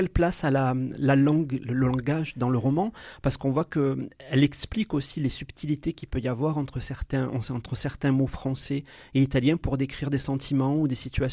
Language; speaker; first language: French; native; French